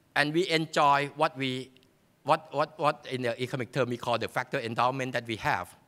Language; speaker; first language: English; non-native, fluent; Thai